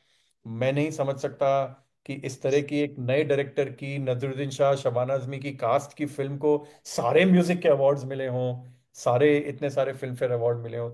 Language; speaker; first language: Hindi; native; Hindi